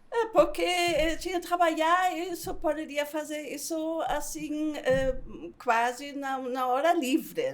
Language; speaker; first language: Portuguese; non-native, fluent; German